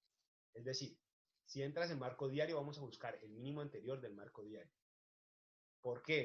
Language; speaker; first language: Spanish; native; Spanish